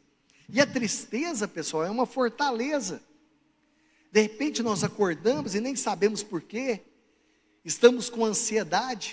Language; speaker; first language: Portuguese; native; Portuguese